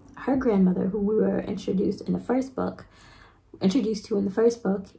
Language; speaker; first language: English; native; English